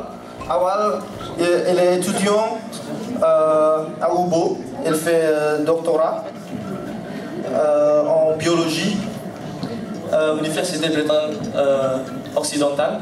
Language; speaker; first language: French; non-native, learner; Indonesian